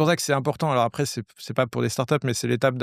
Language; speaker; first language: French; native; French